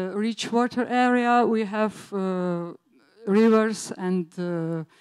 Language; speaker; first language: English; non-native, learner; Slovenian